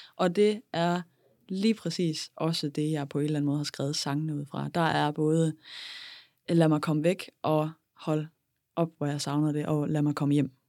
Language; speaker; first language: Danish; native; Danish